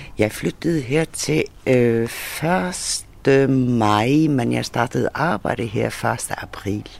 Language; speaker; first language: Danish; non-native, local second language; Faroese